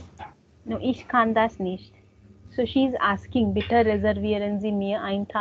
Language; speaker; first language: German; non-native, fluent; Hindi